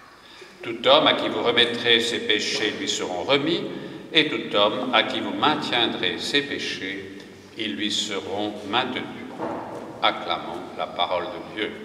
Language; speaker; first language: French; native; French